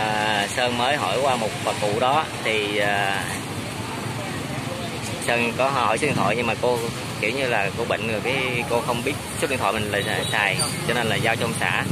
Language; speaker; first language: Vietnamese; native; Vietnamese